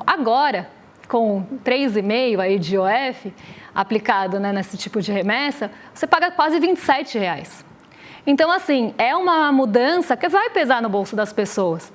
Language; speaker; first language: Portuguese; native; Portuguese